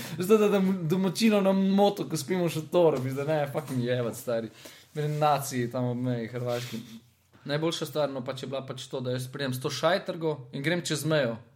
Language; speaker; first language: Slovenian; native; Slovenian